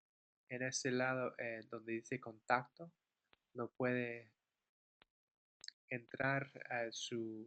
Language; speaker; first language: Spanish; non-native, fluent; English